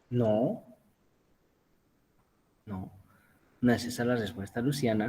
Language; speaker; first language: Spanish; native; Spanish